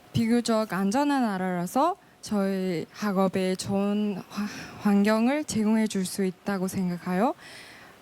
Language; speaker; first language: Korean; non-native, fluent; Mongolian